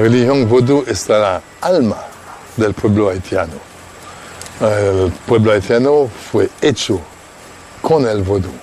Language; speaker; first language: Spanish; non-native, fluent; Haitian Creole